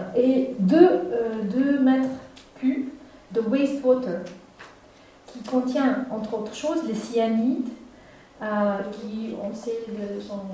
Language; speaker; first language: French; non-native, fluent; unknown